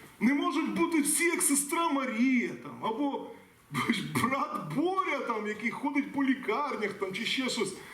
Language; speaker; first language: Ukrainian; non-native, local second language; Russian